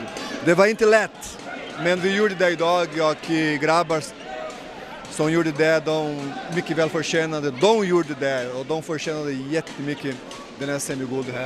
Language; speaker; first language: Swedish; non-native, learner; Portuguese